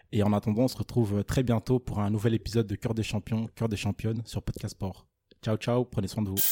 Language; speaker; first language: French; non-native, fluent; Portuguese